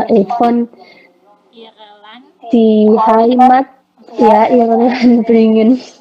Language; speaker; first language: German; non-native, learner; Indonesian